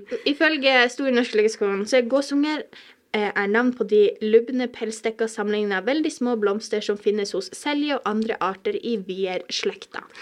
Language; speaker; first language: Norwegian; native; Norwegian